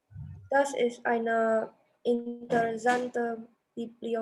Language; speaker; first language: German; non-native, learner; Indonesian